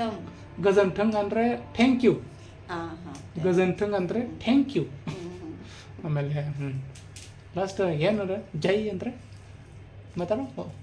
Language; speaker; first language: Kannada; non-native, learner; Bodo